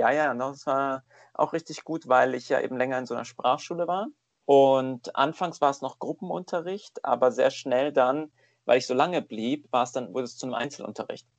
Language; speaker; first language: German; native; German